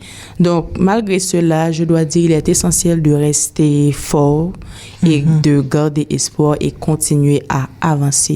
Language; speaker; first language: French; non-native, local second language; Haitian Creole